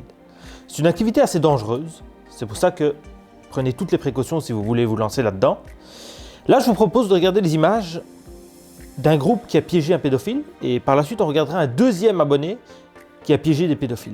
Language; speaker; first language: French; native; French